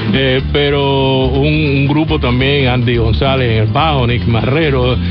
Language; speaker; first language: Spanish; native; Spanish